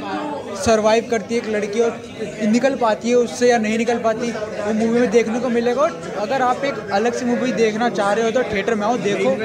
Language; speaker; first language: Hindi; native; Hindi